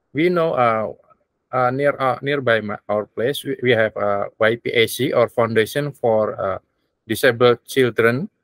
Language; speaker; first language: English; non-native, learner; Indonesian